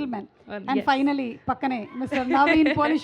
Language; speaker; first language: Telugu; native; Telugu